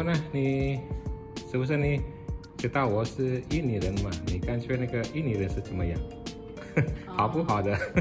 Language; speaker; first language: Chinese; non-native, fluent; Indonesian